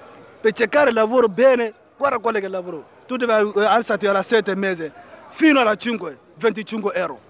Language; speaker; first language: Italian; non-native, learner; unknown